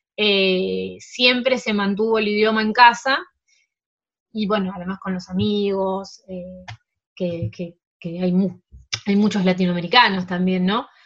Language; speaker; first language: Spanish; early bilingual, heritage; Spanish